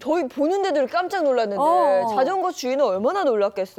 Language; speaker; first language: Korean; native; Korean